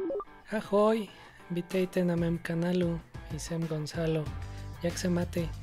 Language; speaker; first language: Czech; non-native, learner; Spanish